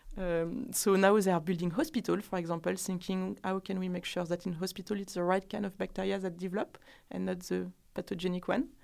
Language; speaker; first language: English; non-native, fluent; French